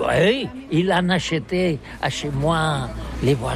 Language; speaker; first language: French; non-native, learner; Catalan